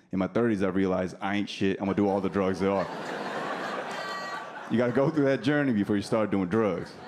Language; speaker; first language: English; native; English